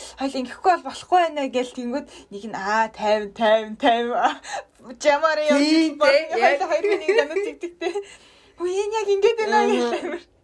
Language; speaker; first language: Mongolian; native; Mongolian